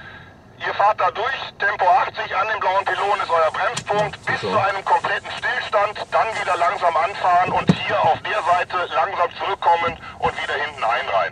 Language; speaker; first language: German; native; German